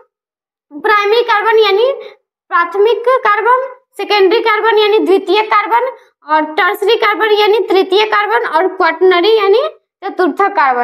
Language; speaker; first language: Hindi; native; Hindi